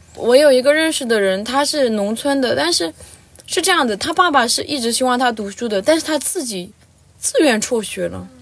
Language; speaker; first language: Chinese; non-native, local second language; Tibetan